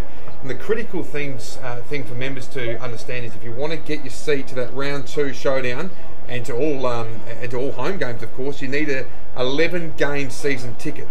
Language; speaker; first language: English; native; English